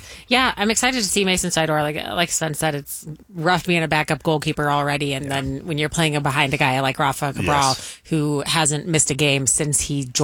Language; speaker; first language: English; native; English